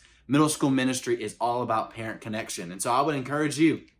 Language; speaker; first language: English; native; English